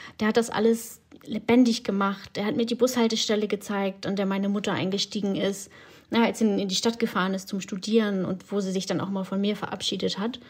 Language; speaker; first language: German; early bilingual, other home language; Russian